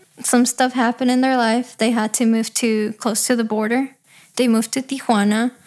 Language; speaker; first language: English; early bilingual, other home language; Spanish